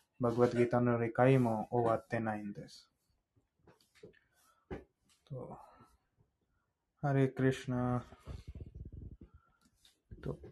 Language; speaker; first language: Japanese; non-native, fluent; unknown